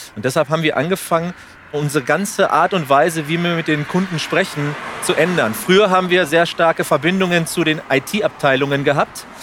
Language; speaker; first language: German; non-native, fluent; Spanish